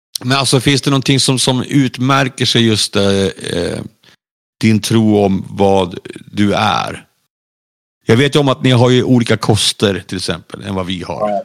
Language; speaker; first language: Swedish; native; Swedish